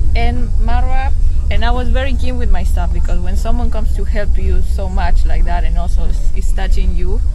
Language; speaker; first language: English; non-native, fluent; Spanish